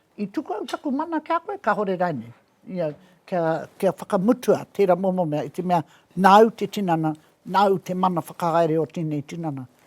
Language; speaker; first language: Māori; native; Māori